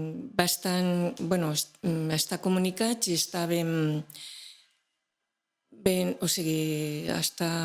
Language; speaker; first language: Catalan; non-native, local second language; Spanish